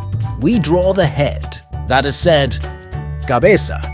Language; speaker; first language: English; non-native, fluent; Spanish